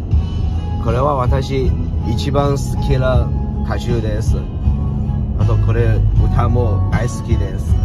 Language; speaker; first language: Japanese; non-native, learner; Chinese